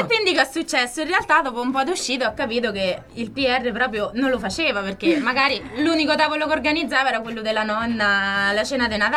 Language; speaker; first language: Italian; native; Italian